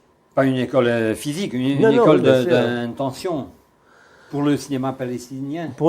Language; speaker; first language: French; non-native, fluent; Portuguese